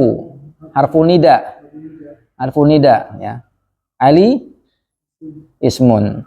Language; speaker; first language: Arabic; non-native, fluent; Indonesian